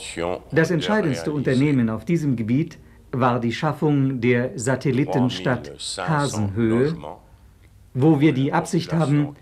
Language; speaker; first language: German; native; German